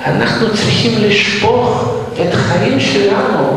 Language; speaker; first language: Hebrew; non-native, fluent; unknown